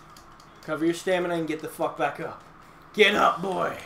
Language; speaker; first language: English; native; English